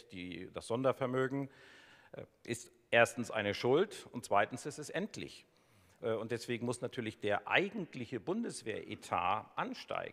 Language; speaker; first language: German; native; German